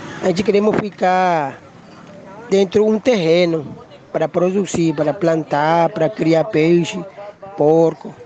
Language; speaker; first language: Portuguese; non-native, learner; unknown